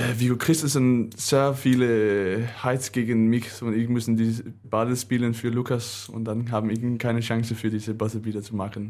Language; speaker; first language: German; non-native, learner; Danish